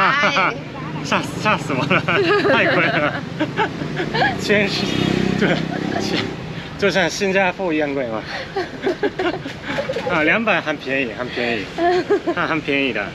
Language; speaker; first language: Chinese; non-native, fluent; Japanese